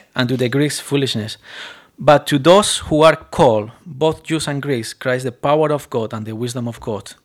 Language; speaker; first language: English; non-native, fluent; Spanish